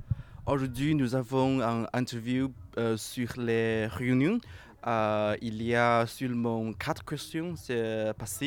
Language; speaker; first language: French; non-native, learner; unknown